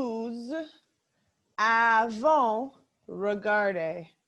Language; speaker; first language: French; non-native, fluent; English